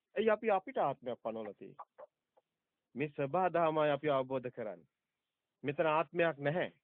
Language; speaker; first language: Sinhala; native; Sinhala